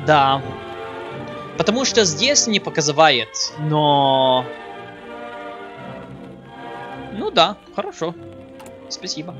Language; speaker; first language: Russian; non-native, learner; English